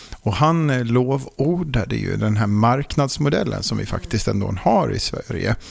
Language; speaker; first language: Swedish; native; Swedish